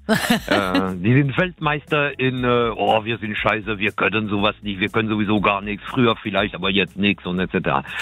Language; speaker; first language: German; non-native, fluent; French